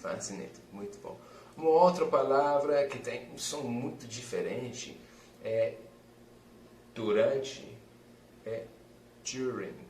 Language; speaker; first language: Portuguese; non-native, fluent; English